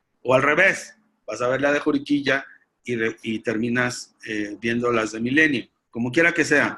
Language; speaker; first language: Spanish; native; Spanish